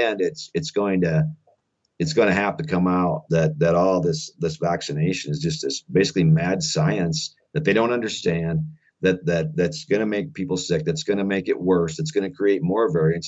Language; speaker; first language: English; native; English